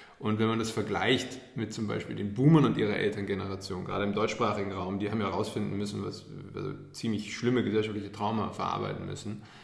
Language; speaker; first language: German; early bilingual, other home language; English